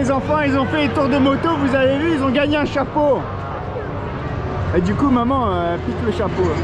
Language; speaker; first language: French; native; French